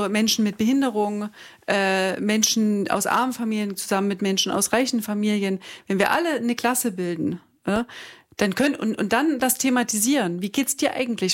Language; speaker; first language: German; native; German